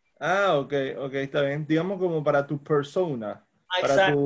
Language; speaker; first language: Spanish; native; Spanish